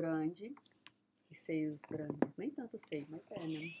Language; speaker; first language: Portuguese; native; Portuguese